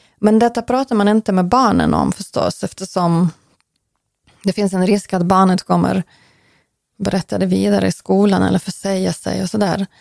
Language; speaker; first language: Swedish; non-native, fluent; Ukrainian